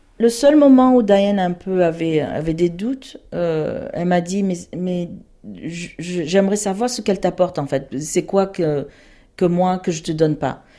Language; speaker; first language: French; native; French